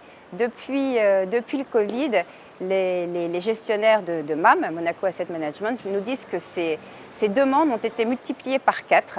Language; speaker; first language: French; native; French